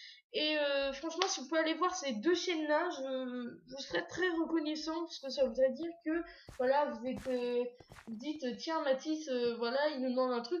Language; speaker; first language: French; native; French